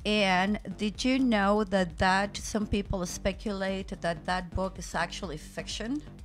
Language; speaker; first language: English; non-native, fluent; Spanish